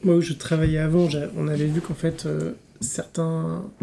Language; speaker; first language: French; native; French